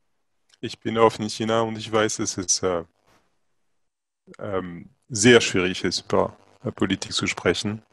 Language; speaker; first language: German; non-native, fluent; English